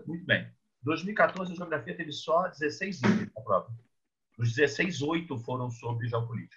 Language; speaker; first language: Portuguese; native; Portuguese